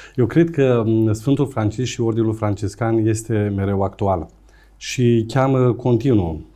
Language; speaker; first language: Romanian; native; Romanian